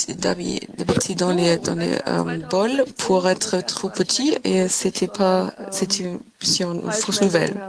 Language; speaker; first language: French; non-native, fluent; German